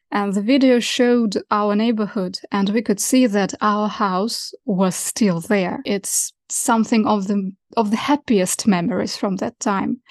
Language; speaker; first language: English; non-native, fluent; Russian